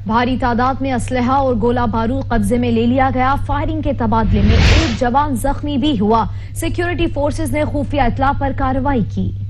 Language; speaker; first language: Urdu; native; Urdu